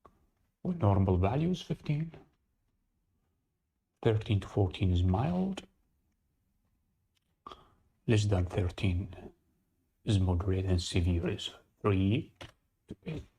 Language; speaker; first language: English; non-native, fluent; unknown